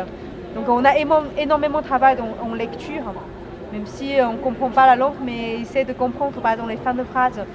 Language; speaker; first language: French; non-native, fluent; Chinese